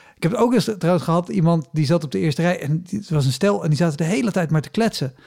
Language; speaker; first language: Dutch; native; Dutch